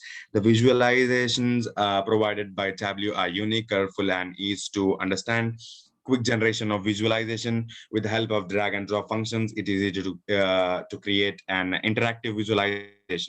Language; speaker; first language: English; non-native, local second language; Urdu